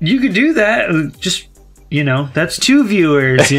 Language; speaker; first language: English; native; English